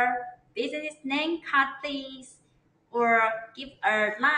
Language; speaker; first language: English; non-native, learner; Chinese